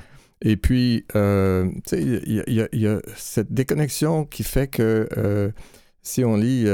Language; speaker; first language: French; native; French